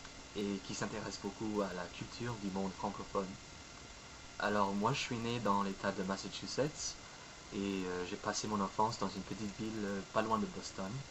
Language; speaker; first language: French; non-native, fluent; English